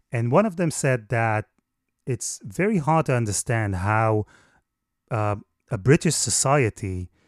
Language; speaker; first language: English; non-native, fluent; Hebrew